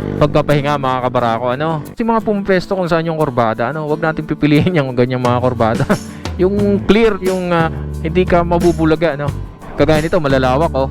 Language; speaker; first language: Filipino; native; Filipino